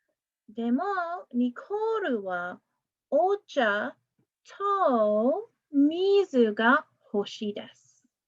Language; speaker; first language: Japanese; non-native, fluent; English